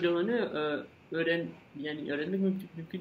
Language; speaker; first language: Azerbaijani; non-native, learner; French